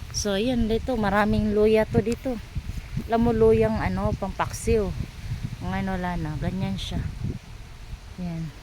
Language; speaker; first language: Filipino; non-native, local second language; Cebuano